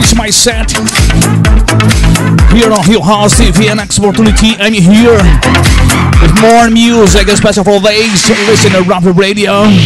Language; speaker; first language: English; non-native, learner; Portuguese